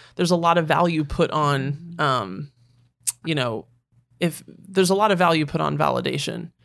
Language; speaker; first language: English; native; English